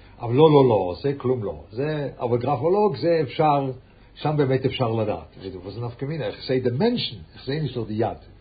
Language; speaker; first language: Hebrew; non-native, fluent; English